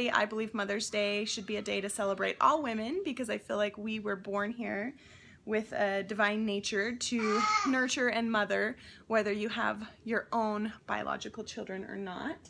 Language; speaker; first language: English; native; English